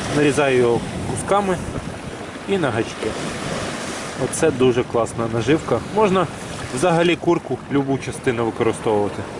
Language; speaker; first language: Ukrainian; native; Ukrainian